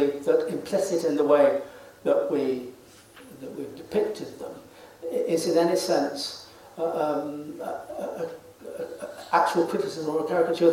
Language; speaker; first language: English; native; English